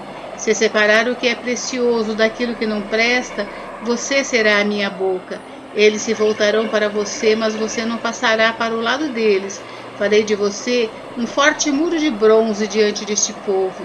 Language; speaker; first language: Portuguese; native; Portuguese